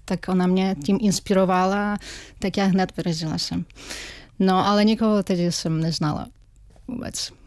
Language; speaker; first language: Czech; non-native, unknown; Ukrainian